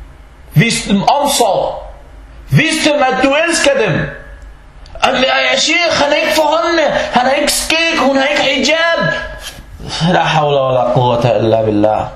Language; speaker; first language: Danish; early bilingual, other home language; Arabic